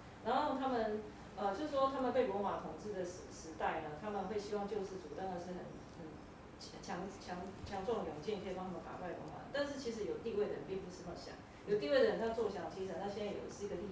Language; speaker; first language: Chinese; native; Chinese